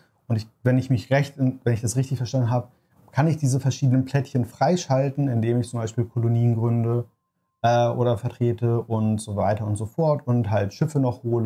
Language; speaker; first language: German; native; German